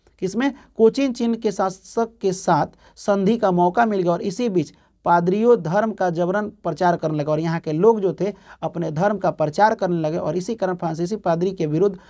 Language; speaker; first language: Hindi; native; Hindi